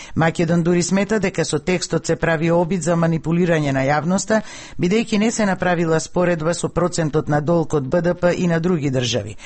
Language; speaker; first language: Macedonian; native; Macedonian